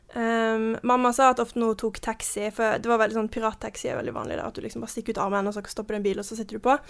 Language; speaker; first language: Norwegian; early bilingual, heritage; Norwegian